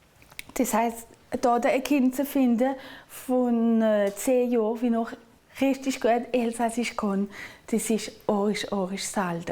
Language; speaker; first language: German; non-native, local second language; Swiss German